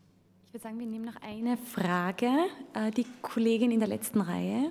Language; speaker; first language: German; native; German